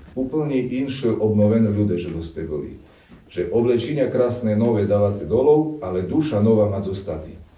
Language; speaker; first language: Slovak; non-native, local second language; Rusyn